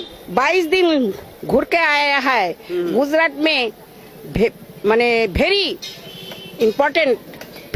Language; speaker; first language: Hindi; non-native, local second language; Bangla